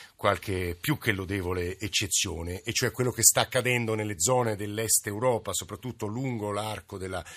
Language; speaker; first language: Italian; native; Italian